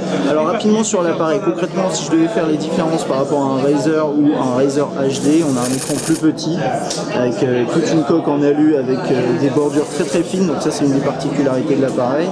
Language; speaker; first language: French; native; French